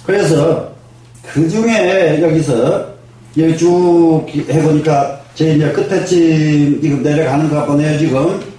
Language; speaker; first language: Korean; native; Korean